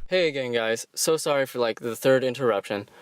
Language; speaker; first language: English; native; English